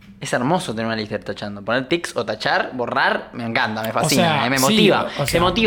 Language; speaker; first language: Spanish; native; Spanish